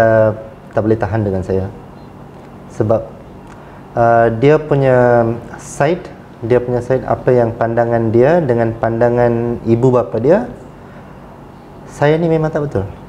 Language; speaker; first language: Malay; non-native, local second language; Tamil